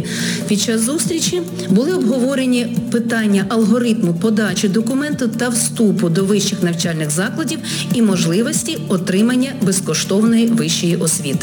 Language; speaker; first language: Ukrainian; native; Ukrainian